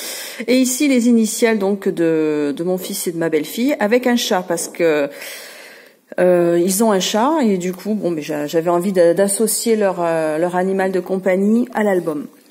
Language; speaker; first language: French; native; French